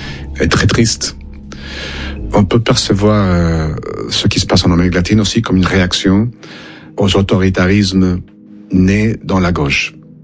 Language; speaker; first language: French; non-native, fluent; Spanish